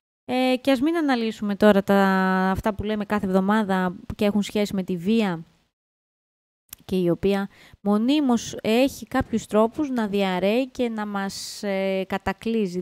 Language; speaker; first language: Greek; native; Greek